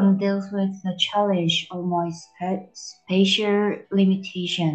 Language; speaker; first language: English; non-native, learner; Korean